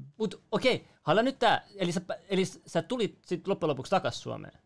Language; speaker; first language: Finnish; native; Finnish